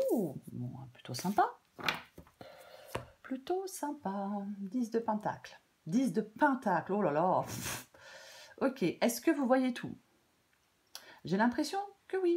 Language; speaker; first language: French; native; French